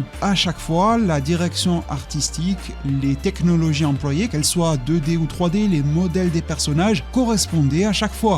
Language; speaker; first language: French; native; French